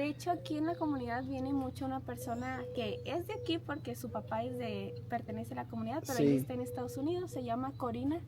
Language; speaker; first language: Spanish; native; Spanish